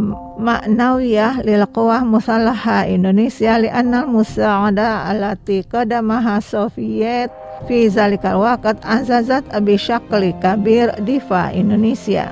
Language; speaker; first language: Arabic; non-native, fluent; Indonesian